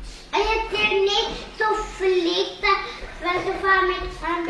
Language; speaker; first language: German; early bilingual, other home language; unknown